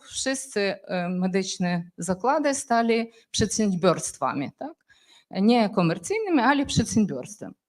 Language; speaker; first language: Polish; non-native, fluent; Ukrainian